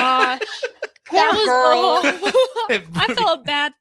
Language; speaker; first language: English; native; English